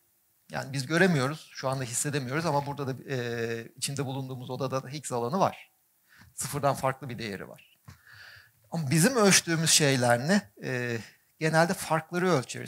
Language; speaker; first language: Turkish; native; Turkish